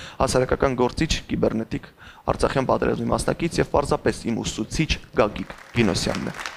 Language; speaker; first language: Armenian; native; Armenian